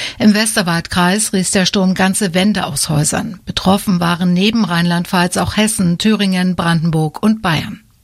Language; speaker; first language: German; native; German